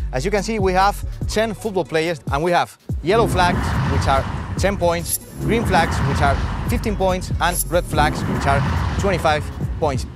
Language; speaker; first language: English; non-native, fluent; Spanish